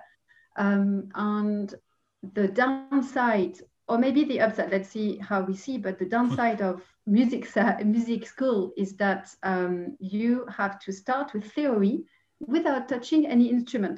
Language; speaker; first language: English; non-native, fluent; French